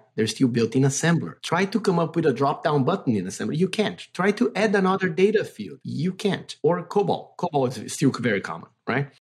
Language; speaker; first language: English; non-native, fluent; Portuguese